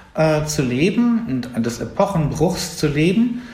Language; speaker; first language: German; native; German